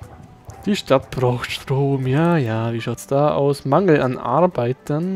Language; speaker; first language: German; native; German